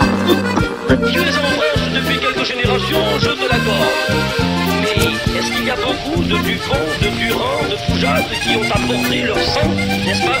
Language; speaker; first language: French; native; French